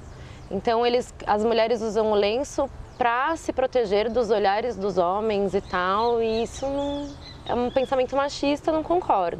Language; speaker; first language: Portuguese; early bilingual, other home language; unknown